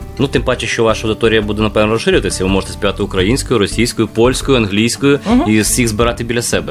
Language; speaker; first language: Ukrainian; native; Ukrainian